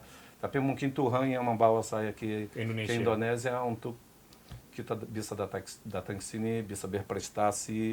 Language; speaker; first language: Indonesian; non-native, fluent; Portuguese